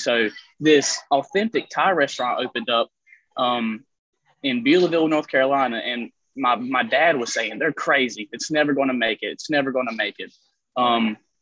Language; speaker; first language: English; native; English